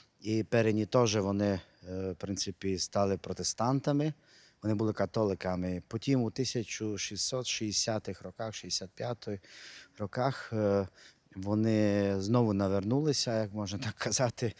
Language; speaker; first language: Ukrainian; non-native, local second language; Hungarian